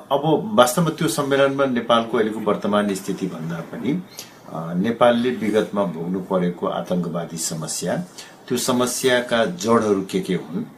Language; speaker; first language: Nepali; native; Nepali